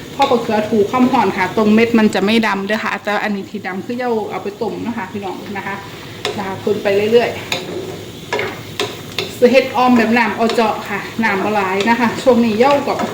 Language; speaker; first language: Thai; non-native, local second language; Northeastern Thai